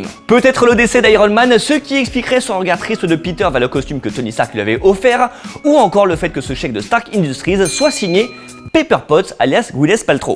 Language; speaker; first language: French; native; French